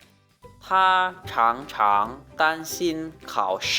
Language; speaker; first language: Chinese; non-native, learner; Lao